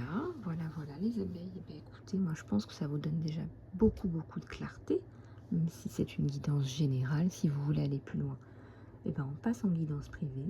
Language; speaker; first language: French; native; French